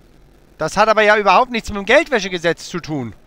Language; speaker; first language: German; native; German